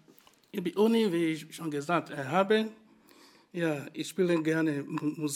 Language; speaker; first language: German; non-native, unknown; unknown